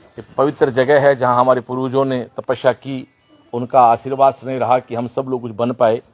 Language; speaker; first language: Hindi; native; Hindi